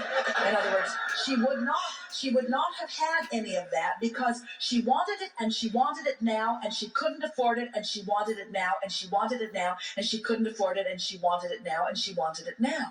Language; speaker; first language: English; native; English